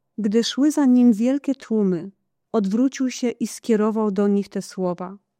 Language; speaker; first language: Polish; non-native, fluent; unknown